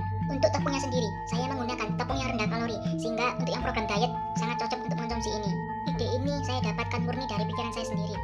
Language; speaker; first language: Indonesian; native; Indonesian